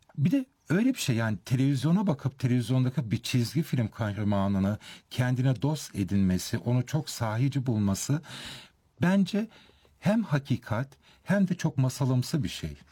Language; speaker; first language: Turkish; early bilingual, heritage; Turkish